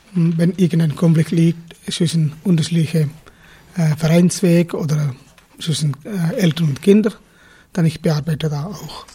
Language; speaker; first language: German; non-native, fluent; Tamil